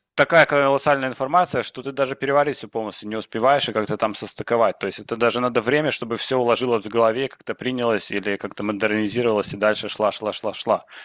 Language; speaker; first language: Russian; non-native, local second language; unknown